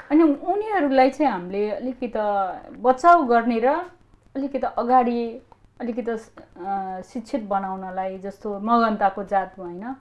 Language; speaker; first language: Nepali; native; Nepali